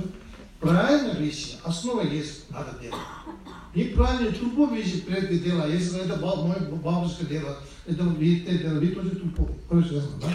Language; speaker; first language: Russian; non-native, fluent; Tibetan